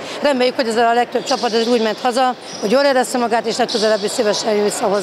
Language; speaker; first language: Hungarian; native; Hungarian